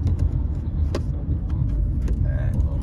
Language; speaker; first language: Italian; early bilingual, other home language; Filipino